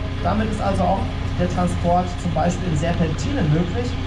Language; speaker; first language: German; native; German